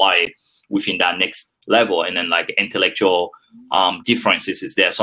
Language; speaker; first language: English; non-native, fluent; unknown